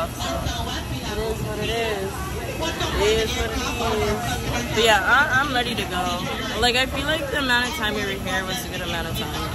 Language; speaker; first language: English; native; English